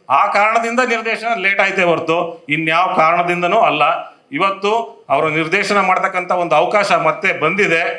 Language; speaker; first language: Kannada; native; Kannada